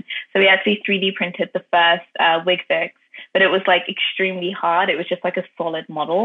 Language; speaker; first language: English; native; English